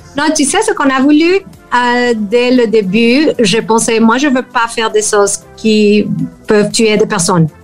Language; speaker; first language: French; non-native, fluent; Spanish